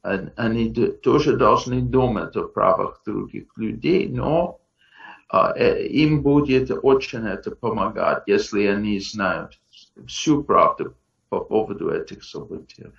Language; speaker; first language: Russian; non-native, fluent; English